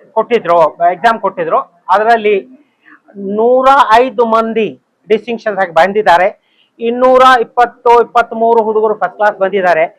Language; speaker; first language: Kannada; non-native, local second language; Urdu